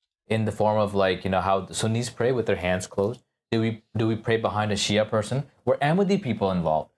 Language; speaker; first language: English; non-native, local second language; Urdu